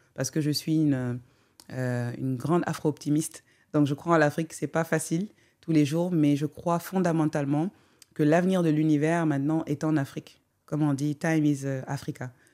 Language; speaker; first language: French; non-native, local second language; Wolof